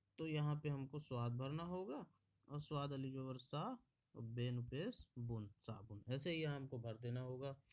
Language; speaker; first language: Hindi; native; Hindi